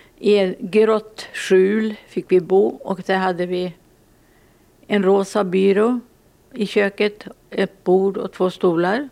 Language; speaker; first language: Swedish; early bilingual, other home language; Finnish